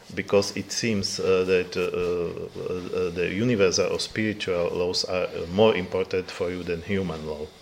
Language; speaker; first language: English; non-native, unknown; Slovak